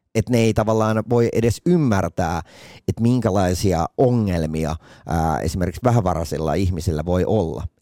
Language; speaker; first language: Finnish; native; Finnish